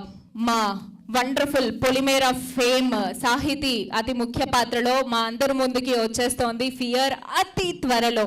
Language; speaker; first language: Telugu; native; Telugu